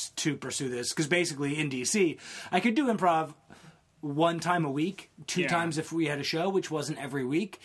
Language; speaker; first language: English; native; English